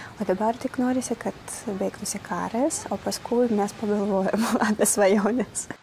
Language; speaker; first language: Lithuanian; non-native, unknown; Ukrainian